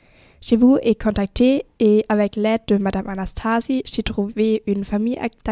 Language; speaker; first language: French; non-native, fluent; German